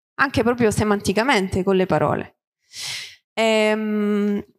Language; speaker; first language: Italian; native; Italian